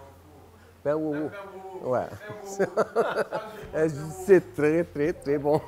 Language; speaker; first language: French; non-native, learner; Arabic